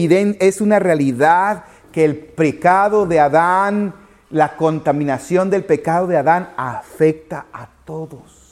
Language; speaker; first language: Spanish; native; Spanish